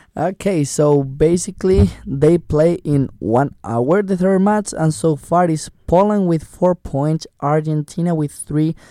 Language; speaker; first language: English; non-native, learner; Spanish